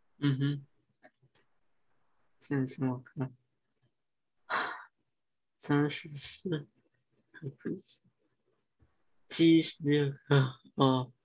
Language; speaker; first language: Chinese; early bilingual, heritage; English